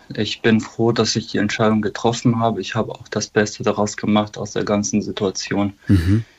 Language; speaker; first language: German; non-native, fluent; Arabic